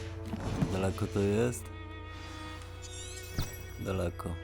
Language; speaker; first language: Polish; native; Polish